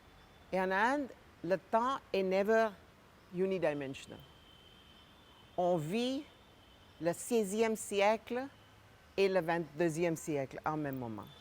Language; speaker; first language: French; non-native, fluent; Gujarati